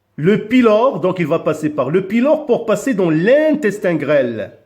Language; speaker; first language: French; non-native, local second language; Arabic